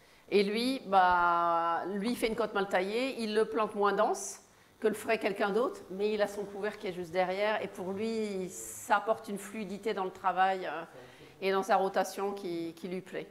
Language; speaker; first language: French; native; French